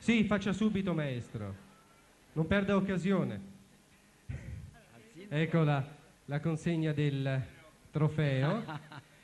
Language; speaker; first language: Italian; native; Italian